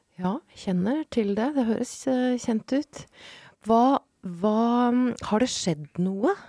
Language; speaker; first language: Norwegian; native; Norwegian